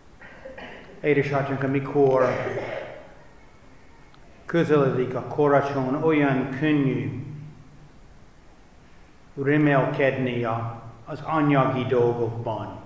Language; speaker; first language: Hungarian; non-native, fluent; English